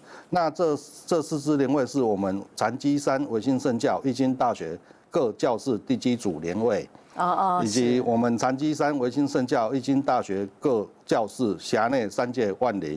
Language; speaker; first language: Chinese; native; Chinese